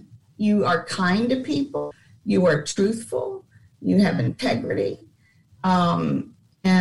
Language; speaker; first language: English; native; English